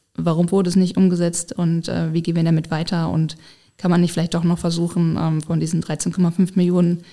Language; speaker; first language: German; native; German